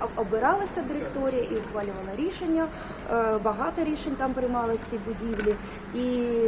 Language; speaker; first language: Ukrainian; native; Ukrainian